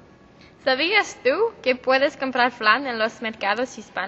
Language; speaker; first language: Spanish; non-native, learner; English